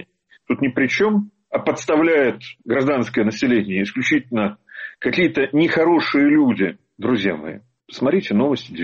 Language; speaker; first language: Russian; native; Russian